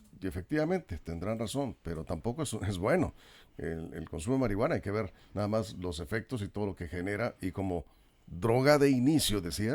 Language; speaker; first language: Spanish; native; Spanish